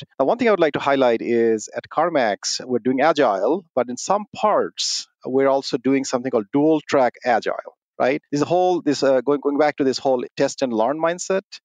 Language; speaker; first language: English; non-native, local second language; Bangla